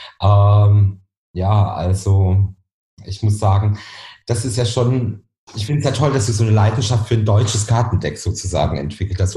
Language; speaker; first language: German; native; German